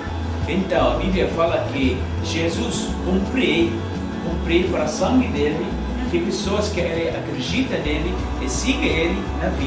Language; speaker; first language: Portuguese; non-native, learner; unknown